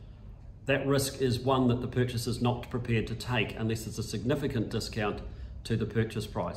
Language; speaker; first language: English; native; English